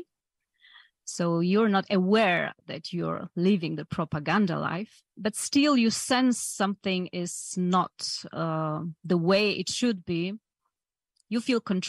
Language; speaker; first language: English; non-native, fluent; Polish